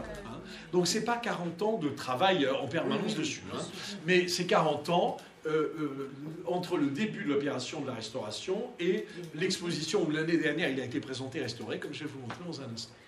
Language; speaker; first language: French; native; French